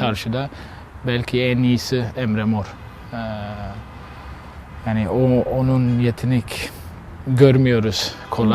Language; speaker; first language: Turkish; non-native, learner; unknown